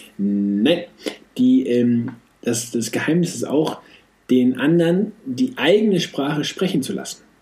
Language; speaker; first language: German; native; German